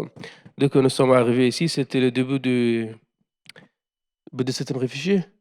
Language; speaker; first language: French; non-native, learner; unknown